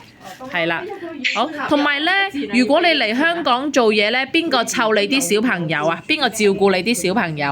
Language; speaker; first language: Cantonese; native; Cantonese